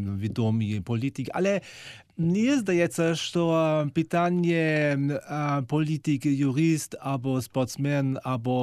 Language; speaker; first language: Ukrainian; non-native, fluent; German